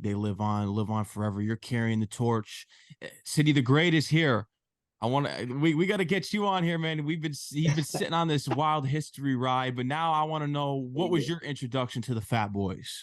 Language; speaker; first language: English; native; English